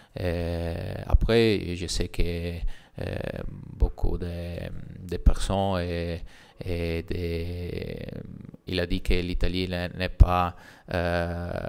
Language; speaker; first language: French; non-native, learner; Italian